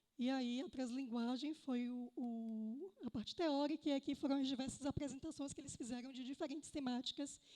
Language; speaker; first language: Portuguese; native; Portuguese